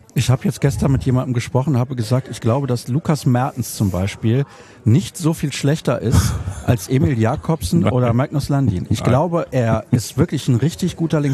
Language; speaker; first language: German; native; German